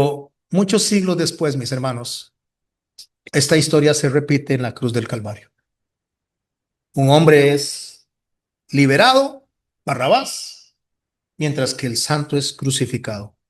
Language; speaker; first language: Spanish; native; Spanish